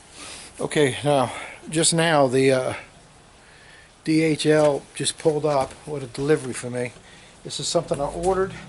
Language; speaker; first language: English; native; English